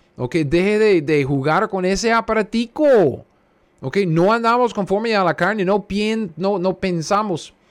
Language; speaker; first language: Spanish; non-native, fluent; English